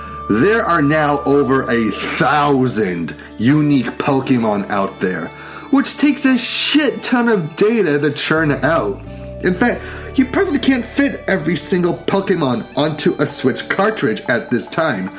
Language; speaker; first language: English; native; English